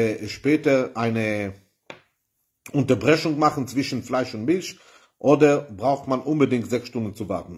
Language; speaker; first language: German; non-native, fluent; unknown